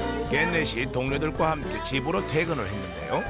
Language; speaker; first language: Korean; native; Korean